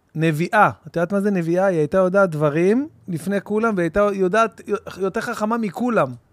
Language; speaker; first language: Hebrew; native; Hebrew